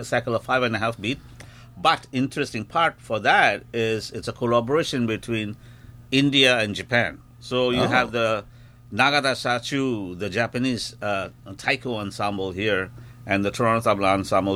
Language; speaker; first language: English; non-native, local second language; Bangla